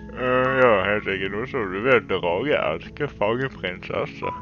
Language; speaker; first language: Norwegian; non-native, learner; Swedish